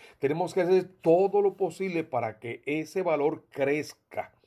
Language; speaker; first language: Spanish; native; Spanish